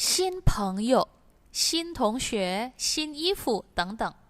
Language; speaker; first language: Chinese; non-native, fluent; Indonesian